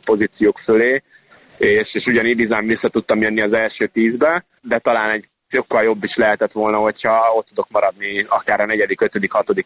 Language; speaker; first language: Hungarian; native; Hungarian